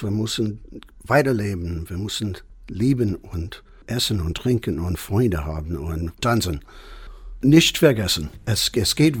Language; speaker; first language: German; non-native, fluent; English